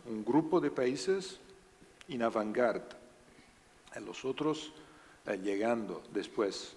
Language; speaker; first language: Spanish; non-native, learner; Italian